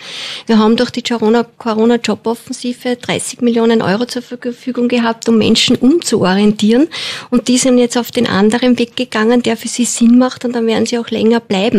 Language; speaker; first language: German; native; German